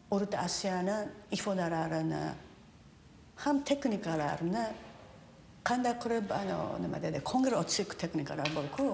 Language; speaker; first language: Uzbek; non-native, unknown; Japanese